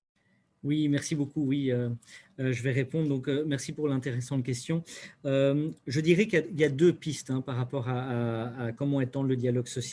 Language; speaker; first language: French; native; French